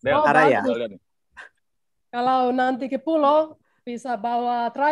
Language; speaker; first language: Indonesian; non-native, learner; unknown